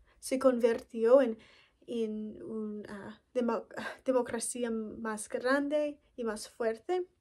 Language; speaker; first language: Spanish; non-native, learner; English